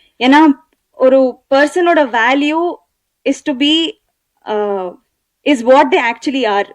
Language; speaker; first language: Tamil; non-native, learner; Telugu